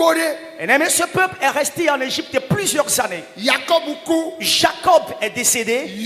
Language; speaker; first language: French; non-native, local second language; Ewe